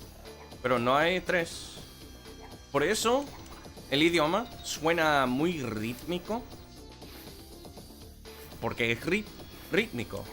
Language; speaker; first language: Spanish; non-native, fluent; English